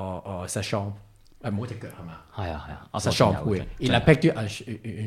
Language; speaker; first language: French; non-native, learner; Cantonese